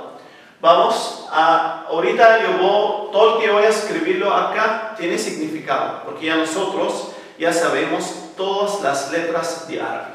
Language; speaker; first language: Spanish; non-native, fluent; Arabic